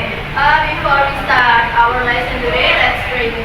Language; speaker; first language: English; non-native, fluent; Indonesian